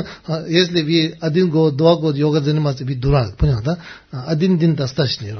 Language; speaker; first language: Russian; non-native, learner; Tibetan